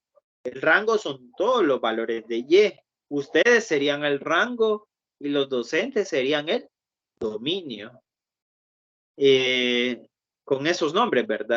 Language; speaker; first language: Spanish; native; Spanish